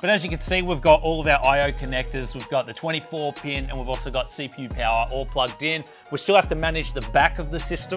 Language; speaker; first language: English; native; English